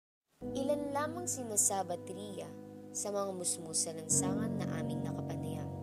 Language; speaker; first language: Filipino; native; Filipino